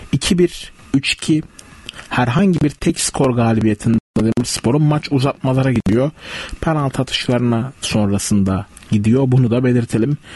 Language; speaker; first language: Turkish; native; Turkish